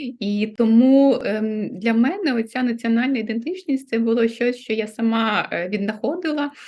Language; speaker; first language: Ukrainian; non-native, local second language; Russian